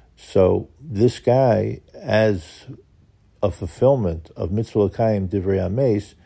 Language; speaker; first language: English; native; English